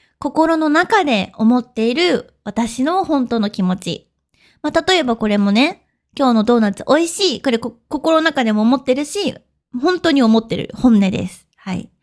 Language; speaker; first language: Japanese; native; Japanese